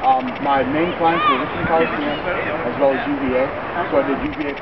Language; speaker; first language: English; native; English